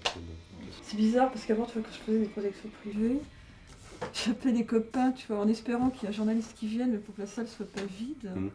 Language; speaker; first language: French; native; French